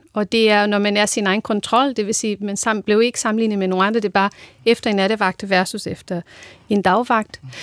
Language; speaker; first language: Danish; non-native, fluent; Portuguese